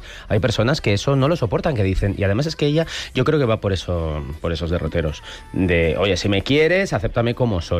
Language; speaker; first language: Spanish; native; Spanish